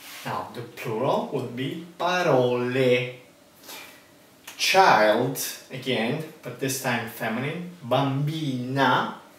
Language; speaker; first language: English; non-native, fluent; Italian